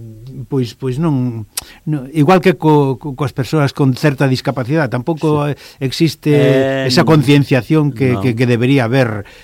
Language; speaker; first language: Galician; native; Galician